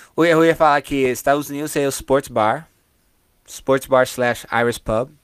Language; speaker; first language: Portuguese; non-native, fluent; English